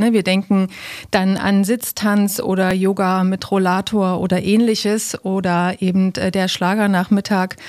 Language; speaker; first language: German; native; German